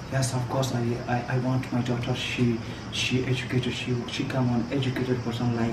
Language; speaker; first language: English; non-native, learner; Persian